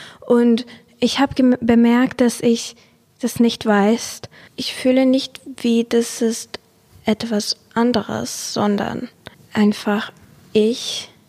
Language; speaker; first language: German; non-native, fluent; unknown